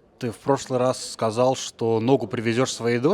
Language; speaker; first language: Russian; native; Russian